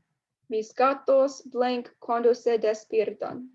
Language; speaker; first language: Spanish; non-native, fluent; English